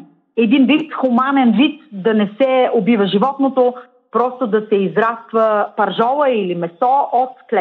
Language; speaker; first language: Bulgarian; native; Bulgarian